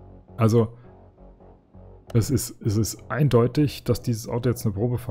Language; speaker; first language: German; native; German